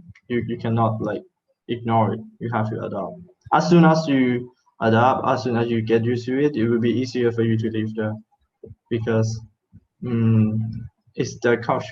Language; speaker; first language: English; non-native, fluent; Thai